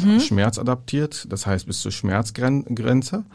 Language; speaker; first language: German; non-native, fluent; Arabic